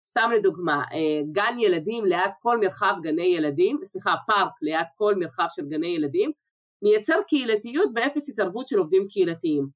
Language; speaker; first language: Hebrew; early bilingual, other home language; Russian